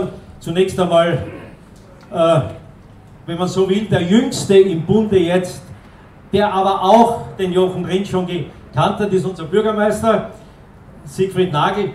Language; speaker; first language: German; native; German